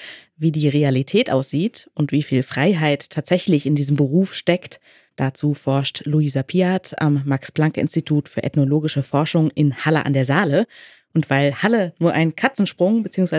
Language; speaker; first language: German; native; German